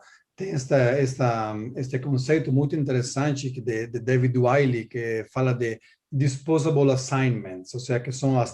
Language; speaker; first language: Portuguese; non-native, learner; Italian